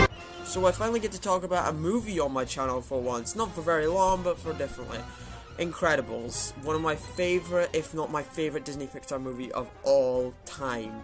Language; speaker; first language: English; native; English